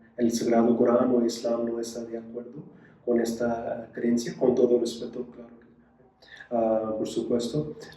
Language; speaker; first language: Spanish; non-native, fluent; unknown